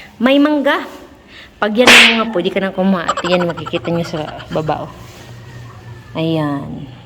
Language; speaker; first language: Filipino; non-native, local second language; Cebuano